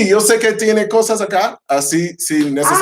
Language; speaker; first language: Spanish; non-native, learner; English